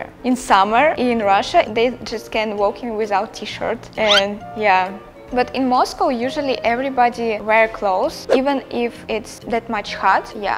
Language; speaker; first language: English; non-native, fluent; Russian